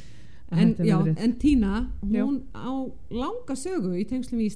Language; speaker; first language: Icelandic; native; Icelandic